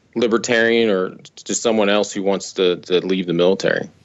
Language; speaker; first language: English; native; English